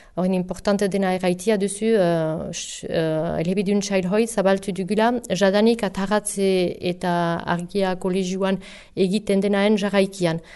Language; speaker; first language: Basque; native; Basque